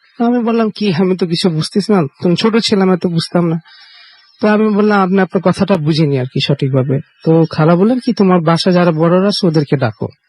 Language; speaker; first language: Bangla; early bilingual, heritage; Bangla